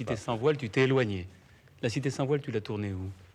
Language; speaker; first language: French; native; French